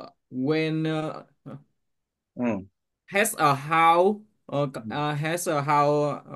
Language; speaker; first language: English; non-native, learner; Vietnamese